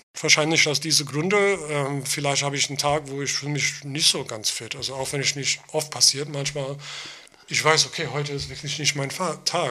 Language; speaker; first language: German; non-native, fluent; English